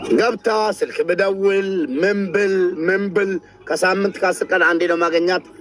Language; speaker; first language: Amharic; non-native, local second language; Oromo